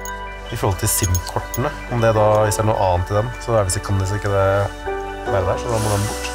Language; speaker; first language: Norwegian; native; Norwegian